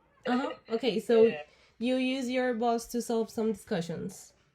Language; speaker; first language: English; non-native, learner; Spanish